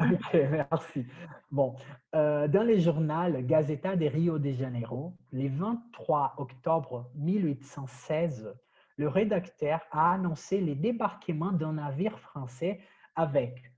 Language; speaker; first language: French; non-native, fluent; Portuguese